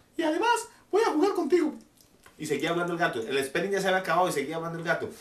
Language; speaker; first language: Spanish; native; Spanish